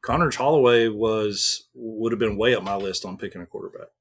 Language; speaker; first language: English; native; English